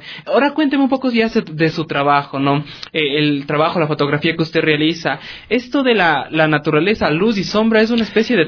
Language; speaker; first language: Spanish; native; Spanish